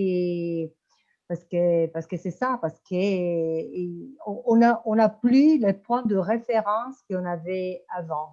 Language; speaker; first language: French; non-native, fluent; Italian